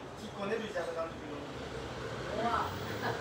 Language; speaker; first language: French; non-native, fluent; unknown